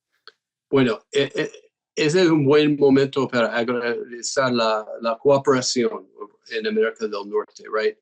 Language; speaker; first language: Spanish; non-native, fluent; English